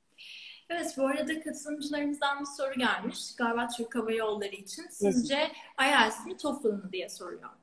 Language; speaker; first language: Turkish; native; Turkish